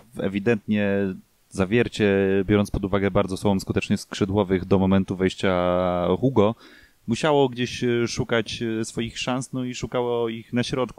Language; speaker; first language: Polish; native; Polish